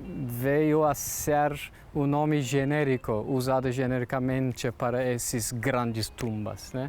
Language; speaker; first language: Portuguese; non-native, learner; Turkish